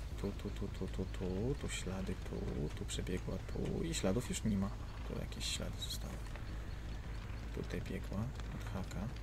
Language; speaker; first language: Polish; native; Polish